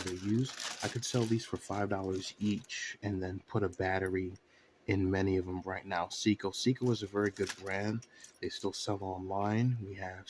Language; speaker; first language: English; native; English